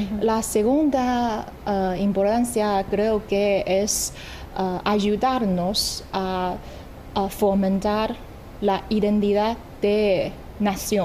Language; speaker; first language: Spanish; non-native, fluent; Chinese